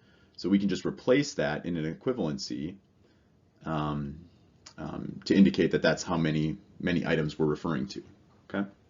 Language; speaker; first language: English; native; English